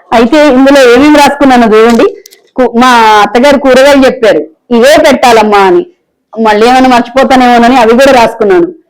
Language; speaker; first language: Telugu; non-native, local second language; Bangla